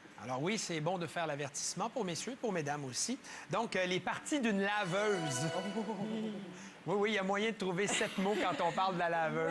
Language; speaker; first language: French; native; French